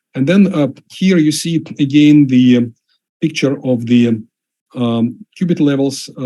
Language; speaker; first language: English; non-native, fluent; Russian